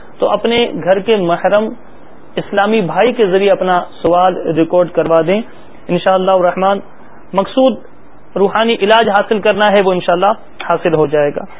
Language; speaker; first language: Urdu; native; Urdu